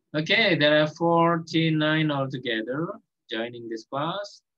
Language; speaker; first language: English; non-native, fluent; Indonesian